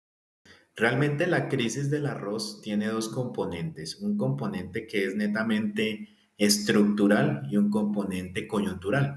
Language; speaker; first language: Spanish; native; Spanish